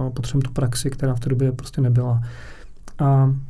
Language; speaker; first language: Czech; native; Czech